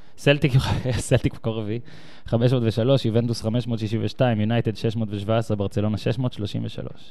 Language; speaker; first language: Hebrew; native; Hebrew